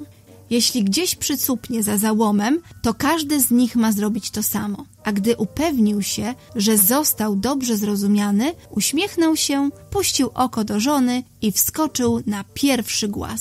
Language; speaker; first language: Polish; native; Polish